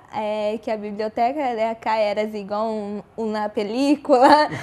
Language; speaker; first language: Spanish; non-native, learner; Portuguese